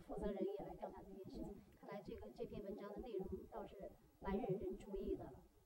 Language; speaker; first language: Chinese; native; Chinese